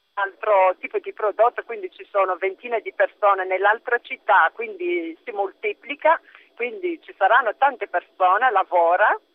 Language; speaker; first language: Italian; non-native, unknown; Malagasy